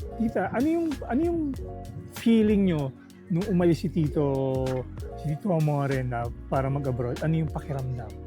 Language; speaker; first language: Filipino; native; Filipino